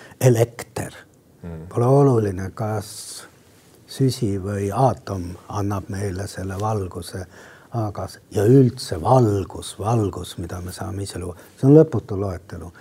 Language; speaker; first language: Estonian; non-native, local second language; Russian